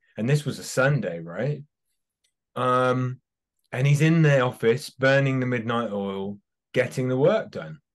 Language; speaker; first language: English; native; English